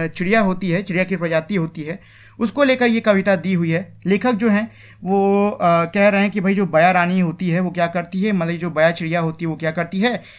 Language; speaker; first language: Hindi; native; Hindi